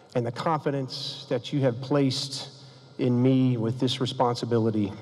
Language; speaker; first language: English; native; English